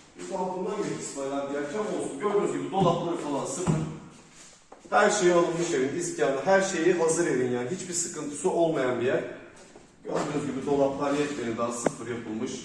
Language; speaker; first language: Turkish; native; Turkish